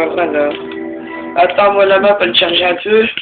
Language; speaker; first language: French; native; French